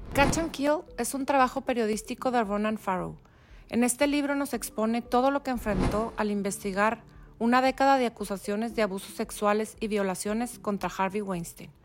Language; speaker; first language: Spanish; native; Spanish